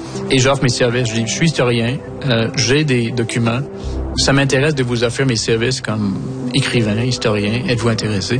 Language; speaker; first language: French; non-native, local second language; English